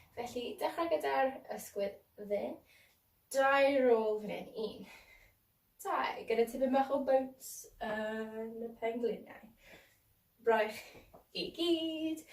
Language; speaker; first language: Welsh; non-native, local second language; English